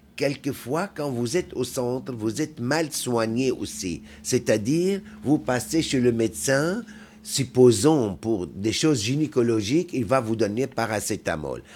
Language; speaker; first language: French; non-native, fluent; Arabic